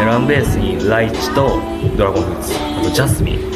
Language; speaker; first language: Japanese; native; Japanese